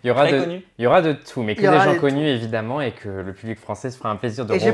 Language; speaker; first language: French; native; French